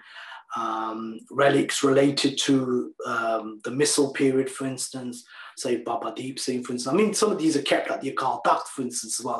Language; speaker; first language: English; native; English